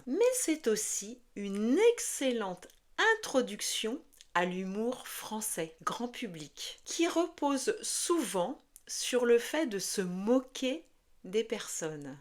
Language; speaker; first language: French; native; French